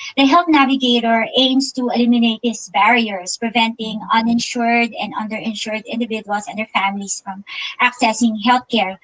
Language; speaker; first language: English; non-native, local second language; Filipino